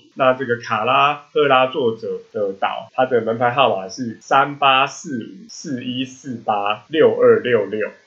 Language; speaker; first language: Chinese; non-native, local second language; Min Nan Chinese